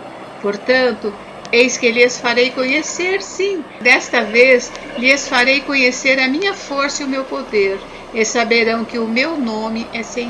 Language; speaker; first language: Portuguese; native; Portuguese